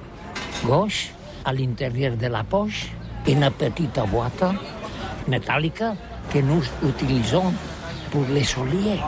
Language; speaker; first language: French; non-native, learner; Catalan